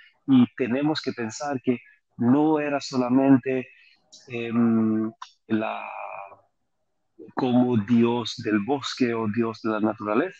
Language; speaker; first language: Spanish; non-native, fluent; Greek